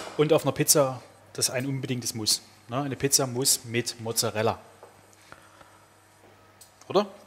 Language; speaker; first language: German; native; German